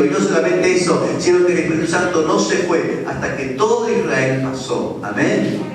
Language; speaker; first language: Spanish; native; Spanish